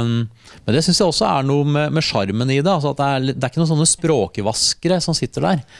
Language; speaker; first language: Norwegian; native; Norwegian